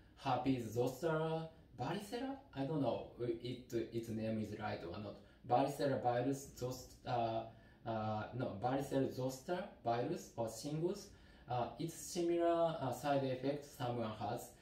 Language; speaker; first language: English; non-native, learner; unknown